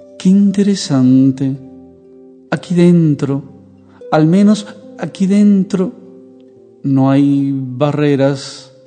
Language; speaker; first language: Spanish; native; Spanish